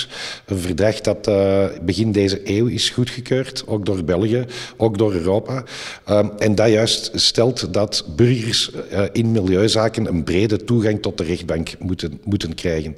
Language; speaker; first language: Dutch; native; Dutch